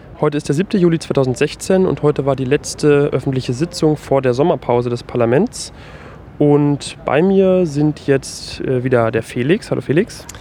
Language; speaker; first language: German; native; German